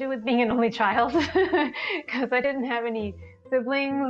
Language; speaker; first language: English; non-native, local second language; Sinhala